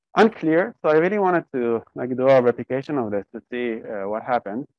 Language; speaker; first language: English; non-native, fluent; Hebrew